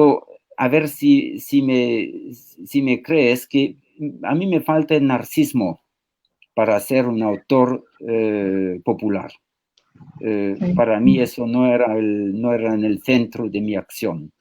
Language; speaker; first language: Spanish; non-native, fluent; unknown